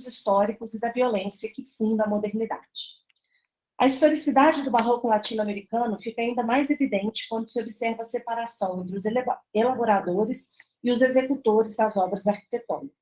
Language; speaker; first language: Portuguese; native; Portuguese